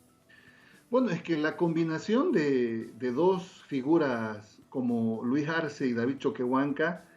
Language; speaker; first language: Spanish; native; Spanish